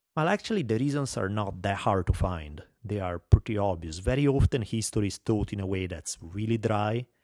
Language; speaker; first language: English; non-native, fluent; Italian